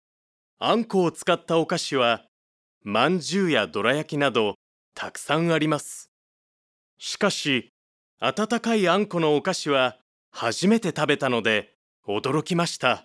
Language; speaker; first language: Japanese; non-native, learner; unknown